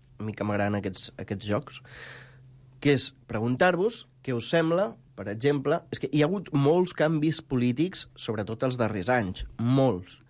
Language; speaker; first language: Catalan; native; Catalan